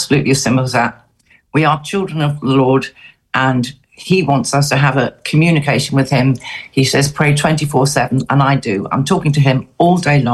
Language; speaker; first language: English; native; English